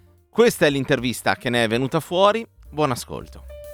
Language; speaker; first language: Italian; native; Italian